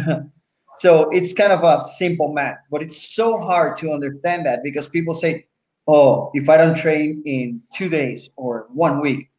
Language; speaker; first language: English; non-native, fluent; Spanish